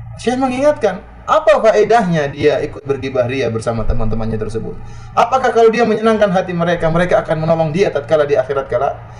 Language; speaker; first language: Indonesian; native; Indonesian